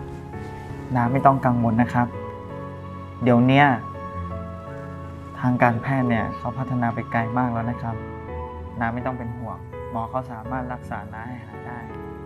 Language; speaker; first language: Thai; native; Thai